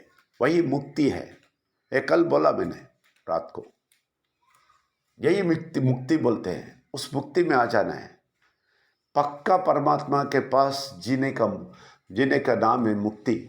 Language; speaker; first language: Hindi; non-native, local second language; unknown